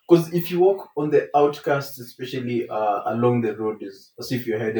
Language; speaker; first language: English; non-native, local second language; Swahili